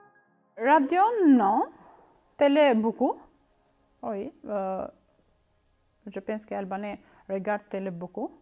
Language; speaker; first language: French; non-native, learner; Albanian